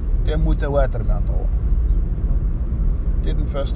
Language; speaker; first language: Danish; non-native, fluent; Arabic